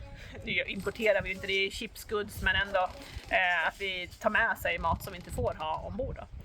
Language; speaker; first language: Swedish; native; Swedish